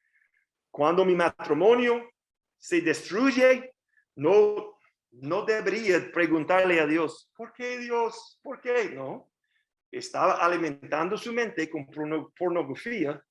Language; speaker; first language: Spanish; non-native, learner; English